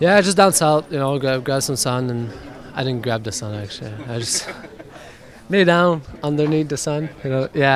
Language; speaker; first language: English; non-native, local second language; French